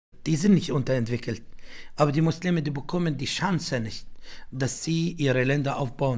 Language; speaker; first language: German; non-native, fluent; Arabic